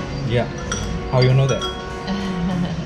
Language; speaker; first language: English; non-native, learner; Korean